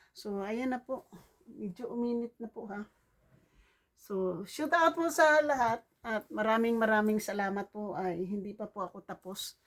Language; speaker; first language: Filipino; non-native, local second language; Cebuano